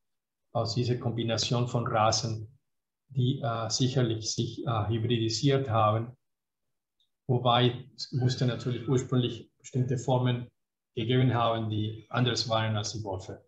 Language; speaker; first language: German; non-native, fluent; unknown